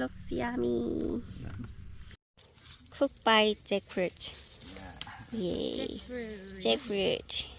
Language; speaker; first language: English; non-native, learner; Korean